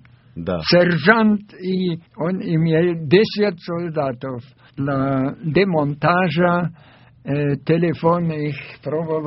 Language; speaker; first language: Russian; non-native, fluent; German